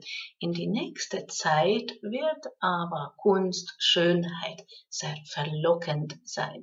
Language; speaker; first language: German; non-native, fluent; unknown